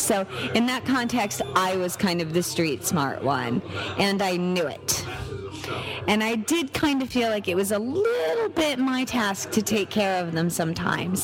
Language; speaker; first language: English; native; English